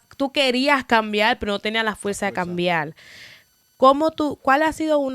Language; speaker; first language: Spanish; early bilingual, other home language; English